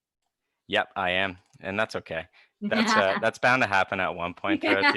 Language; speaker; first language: English; native; English